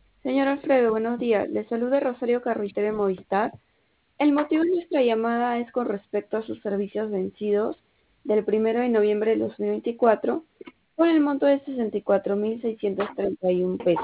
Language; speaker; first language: Spanish; native; Spanish